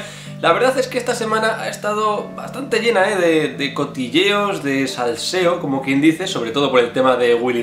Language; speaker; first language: Spanish; native; Spanish